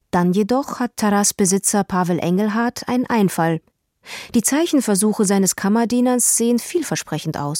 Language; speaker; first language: German; native; German